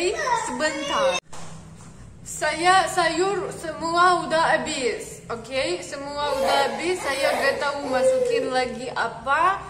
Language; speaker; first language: Indonesian; non-native, learner; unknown